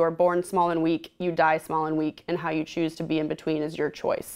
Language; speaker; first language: English; native; English